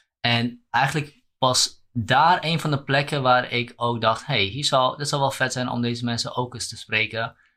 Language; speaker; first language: Dutch; native; Dutch